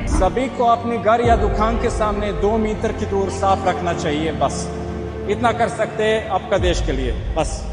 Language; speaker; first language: Hindi; non-native, learner; Serbian